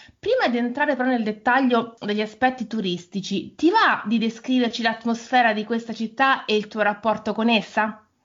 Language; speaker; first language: Italian; native; Italian